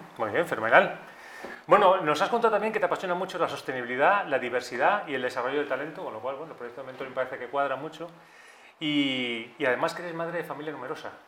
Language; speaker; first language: Spanish; native; Spanish